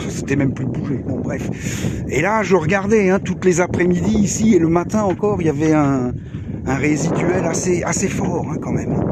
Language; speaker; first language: French; native; French